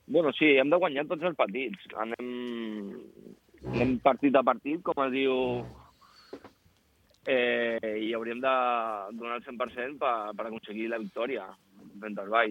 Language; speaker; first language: Catalan; non-native, local second language; Spanish